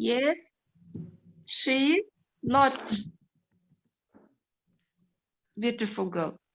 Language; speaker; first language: English; non-native, learner; Kyrgyz